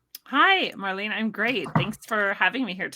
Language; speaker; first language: English; native; English